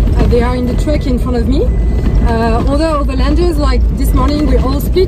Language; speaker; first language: English; non-native, fluent; French